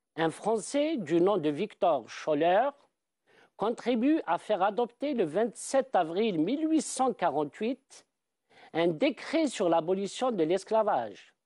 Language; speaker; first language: French; non-native, local second language; Arabic